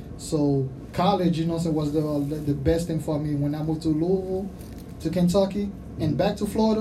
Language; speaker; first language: English; non-native, fluent; Haitian Creole